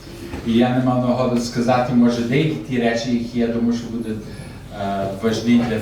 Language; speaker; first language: Ukrainian; early bilingual, heritage; Ukrainian